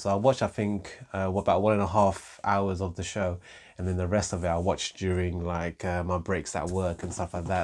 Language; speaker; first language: English; native; English